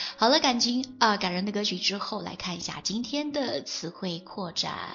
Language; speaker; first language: Chinese; native; Chinese